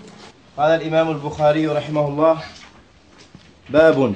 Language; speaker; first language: Arabic; native; Arabic